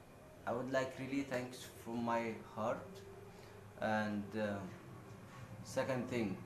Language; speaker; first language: English; non-native, fluent; Arabic